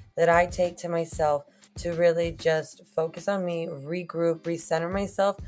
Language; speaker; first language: English; early bilingual, other home language; Spanish